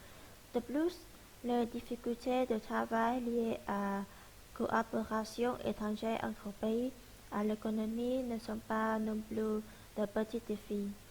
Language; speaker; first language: French; non-native, learner; Vietnamese